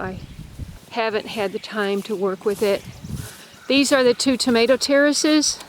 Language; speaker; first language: English; native; English